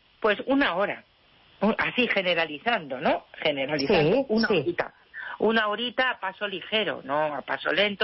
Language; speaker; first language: Spanish; native; Spanish